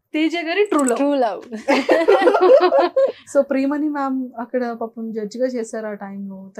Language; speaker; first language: Telugu; native; Telugu